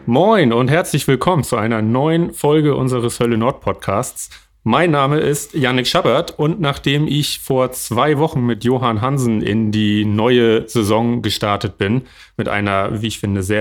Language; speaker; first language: German; native; German